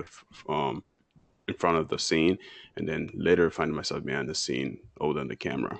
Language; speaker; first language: English; non-native, local second language; Yoruba